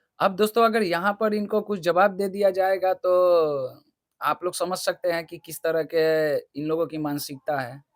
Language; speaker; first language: Hindi; non-native, local second language; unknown